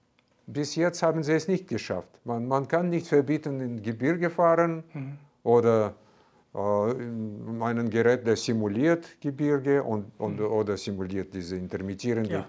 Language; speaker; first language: German; non-native, fluent; Russian